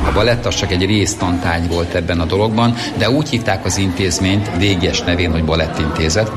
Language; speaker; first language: Hungarian; native; Hungarian